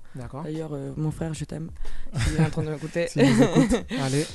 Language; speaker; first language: French; non-native, fluent; Spanish